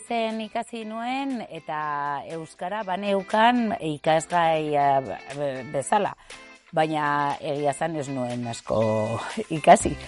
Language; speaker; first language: Basque; non-native, local second language; Spanish